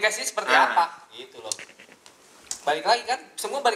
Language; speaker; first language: Indonesian; native; Indonesian